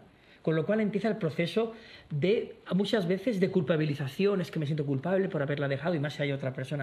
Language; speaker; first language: Spanish; native; Spanish